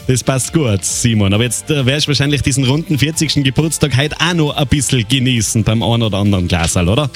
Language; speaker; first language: German; native; German